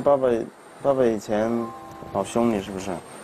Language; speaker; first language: Chinese; native; Chinese